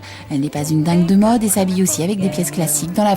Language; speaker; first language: French; native; French